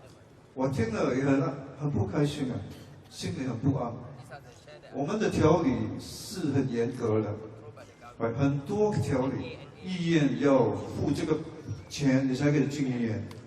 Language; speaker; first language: Chinese; non-native, local second language; English